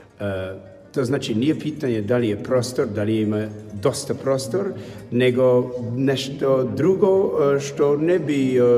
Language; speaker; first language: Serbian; non-native, learner; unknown